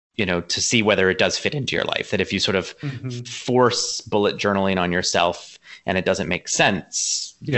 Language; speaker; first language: English; native; English